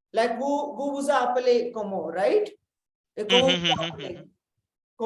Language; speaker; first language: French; non-native, fluent; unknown